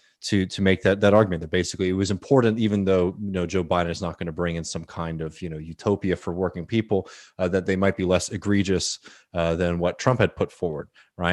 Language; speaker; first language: English; native; English